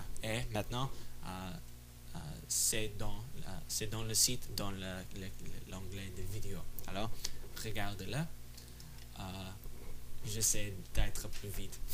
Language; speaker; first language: French; non-native, fluent; English